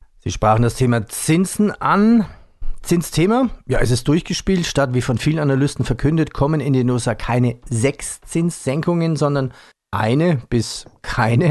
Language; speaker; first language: German; native; German